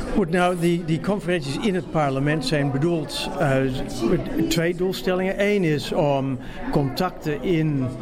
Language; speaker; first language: Dutch; non-native, fluent; English